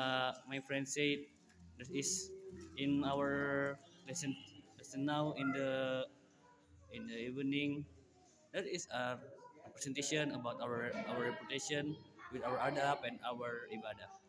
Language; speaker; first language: English; non-native, learner; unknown